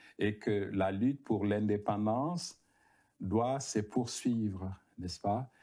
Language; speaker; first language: French; non-native, local second language; Bambara